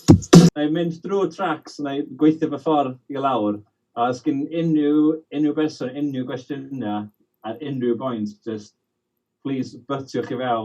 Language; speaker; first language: Welsh; native; Welsh